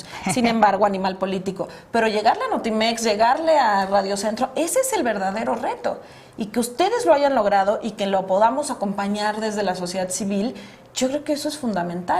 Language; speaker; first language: Spanish; native; Spanish